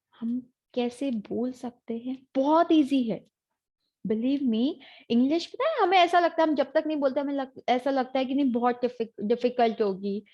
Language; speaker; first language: Hindi; native; Hindi